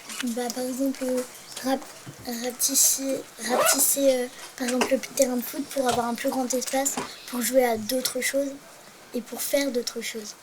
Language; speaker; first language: French; native; French